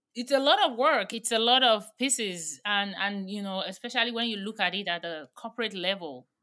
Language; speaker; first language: English; non-native, local second language; Yoruba